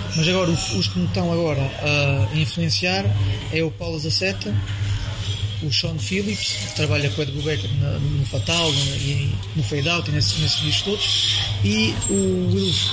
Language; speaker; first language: Portuguese; early bilingual, heritage; French